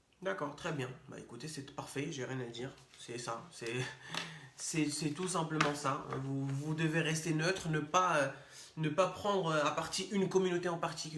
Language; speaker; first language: French; native; French